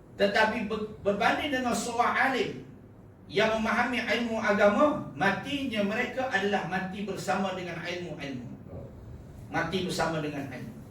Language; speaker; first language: Malay; native; Malay